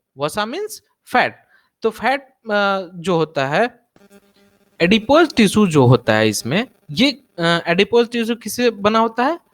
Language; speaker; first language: Hindi; native; Hindi